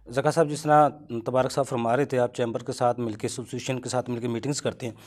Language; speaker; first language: Urdu; non-native, local second language; Punjabi